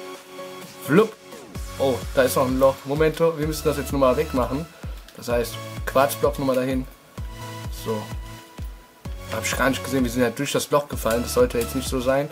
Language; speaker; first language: German; native; German